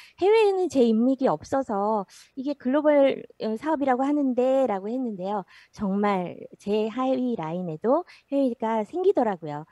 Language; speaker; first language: Korean; native; Korean